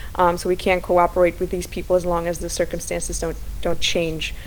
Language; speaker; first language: English; non-native, fluent; Slovak